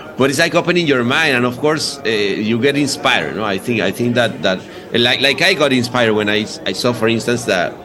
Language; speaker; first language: English; non-native, fluent; Spanish